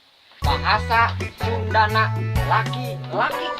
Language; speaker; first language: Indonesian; non-native, local second language; Sundanese